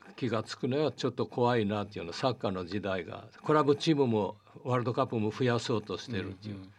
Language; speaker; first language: Japanese; early bilingual, heritage; Portuguese